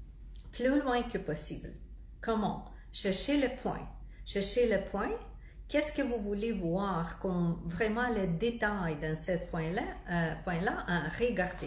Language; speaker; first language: French; non-native, fluent; Russian